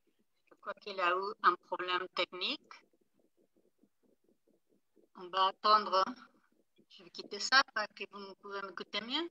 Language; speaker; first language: French; non-native, fluent; Spanish